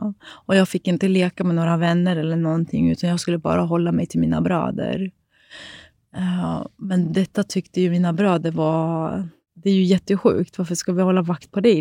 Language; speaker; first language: Swedish; native; Swedish